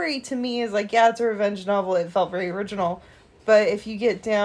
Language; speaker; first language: English; native; English